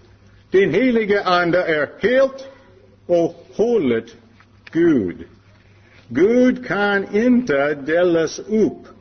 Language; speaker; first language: Swedish; non-native, learner; English